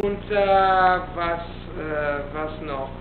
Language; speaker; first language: German; non-native, fluent; Italian